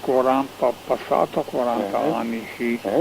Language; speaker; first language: Italian; non-native, learner; Slovenian